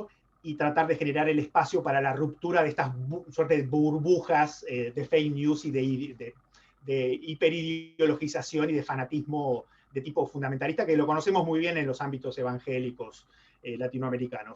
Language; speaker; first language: Spanish; native; Spanish